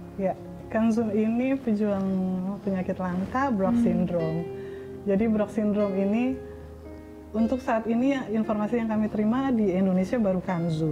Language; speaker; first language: Indonesian; native; Indonesian